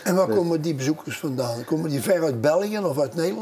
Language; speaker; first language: Dutch; native; Dutch